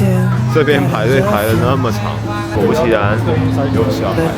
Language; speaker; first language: Chinese; native; Chinese